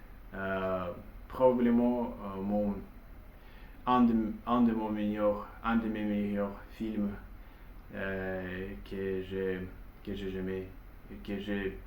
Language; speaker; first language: French; non-native, learner; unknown